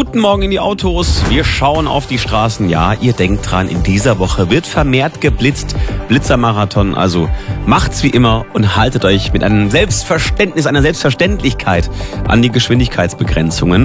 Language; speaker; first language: German; native; German